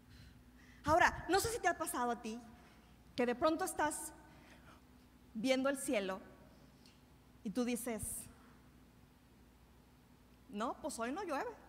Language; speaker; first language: Spanish; native; Spanish